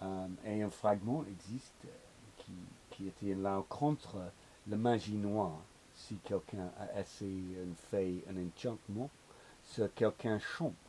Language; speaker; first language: French; non-native, learner; English